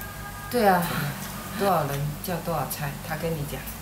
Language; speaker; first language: Chinese; native; Chinese